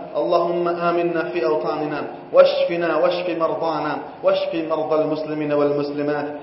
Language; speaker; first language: Arabic; non-native, fluent; Gujarati